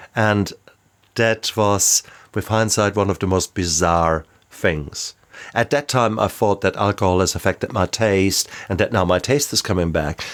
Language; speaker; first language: English; non-native, fluent; German